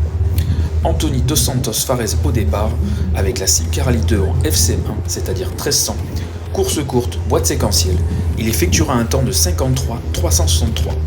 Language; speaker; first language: French; native; French